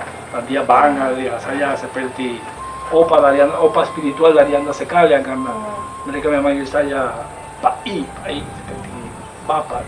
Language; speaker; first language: Indonesian; non-native, fluent; Spanish